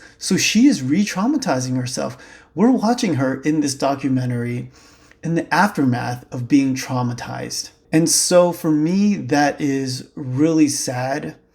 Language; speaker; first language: English; native; English